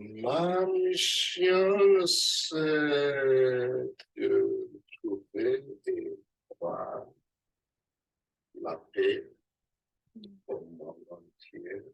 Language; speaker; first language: French; non-native, learner; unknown